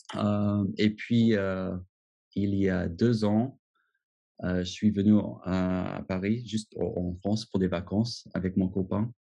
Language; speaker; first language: French; non-native, fluent; English